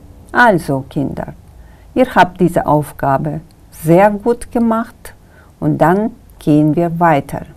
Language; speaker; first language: German; non-native, fluent; Kyrgyz